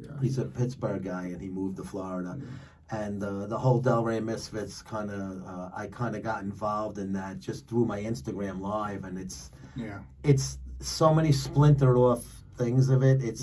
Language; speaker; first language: English; native; English